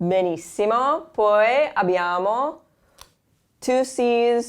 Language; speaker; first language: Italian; non-native, fluent; English